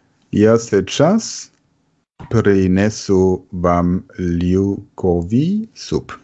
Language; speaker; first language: Russian; non-native, learner; German